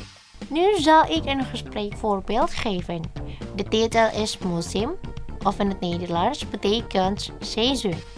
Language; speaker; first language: Dutch; non-native, fluent; Indonesian